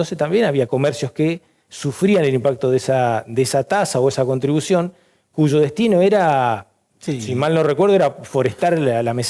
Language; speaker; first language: Spanish; native; Spanish